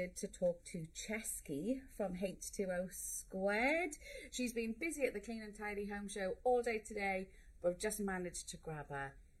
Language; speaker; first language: English; native; English